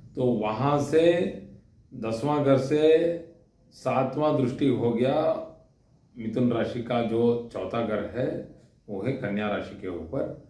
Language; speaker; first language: Hindi; non-native, local second language; Kannada